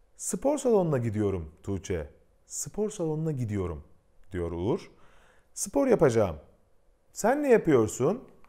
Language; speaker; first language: Turkish; native; Turkish